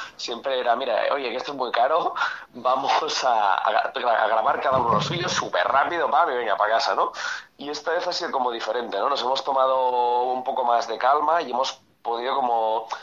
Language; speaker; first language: Spanish; non-native, local second language; Catalan